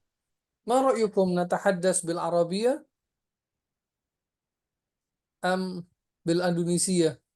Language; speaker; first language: Arabic; non-native, fluent; Indonesian